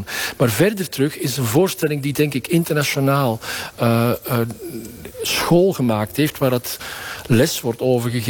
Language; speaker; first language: Dutch; native; Dutch